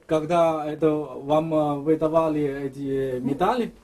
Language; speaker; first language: Russian; non-native, fluent; Chinese